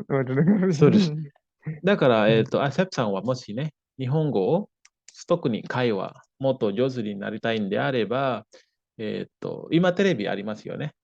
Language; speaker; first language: Japanese; non-native, fluent; Indonesian